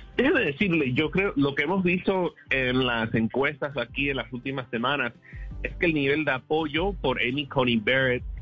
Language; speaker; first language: Spanish; early bilingual, heritage; Spanish